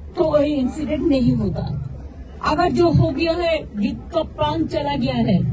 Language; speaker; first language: Hindi; non-native, local second language; Bangla